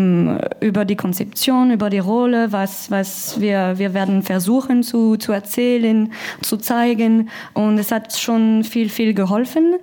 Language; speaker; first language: German; non-native, learner; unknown